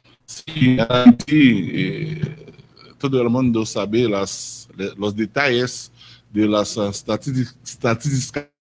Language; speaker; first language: Spanish; non-native, learner; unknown